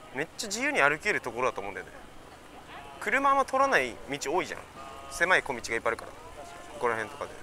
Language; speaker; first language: Japanese; native; Japanese